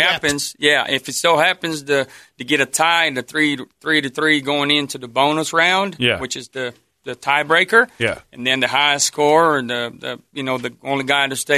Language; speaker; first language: English; non-native, fluent; Portuguese